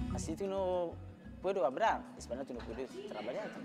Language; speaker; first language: Spanish; non-native, learner; Haitian Creole